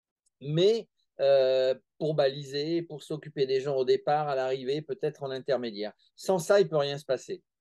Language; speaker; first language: French; native; French